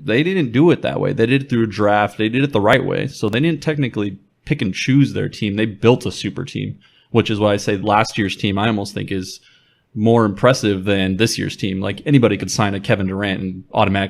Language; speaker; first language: English; native; English